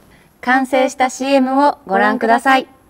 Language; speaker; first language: Japanese; native; Japanese